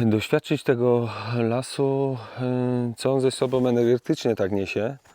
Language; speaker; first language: Polish; native; Polish